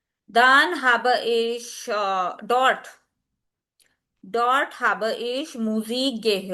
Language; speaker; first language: German; non-native, fluent; Hindi